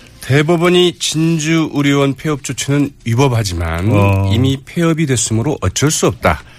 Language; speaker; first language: Korean; native; Korean